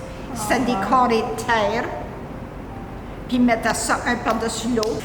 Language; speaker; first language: French; native; French